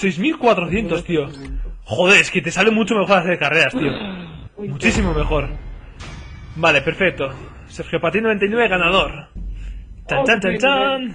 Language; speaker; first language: Spanish; native; Spanish